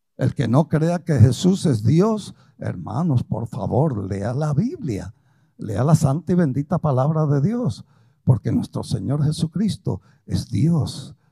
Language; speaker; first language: Spanish; early bilingual, other home language; Portuguese